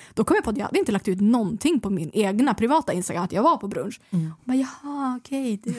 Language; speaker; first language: Swedish; native; Swedish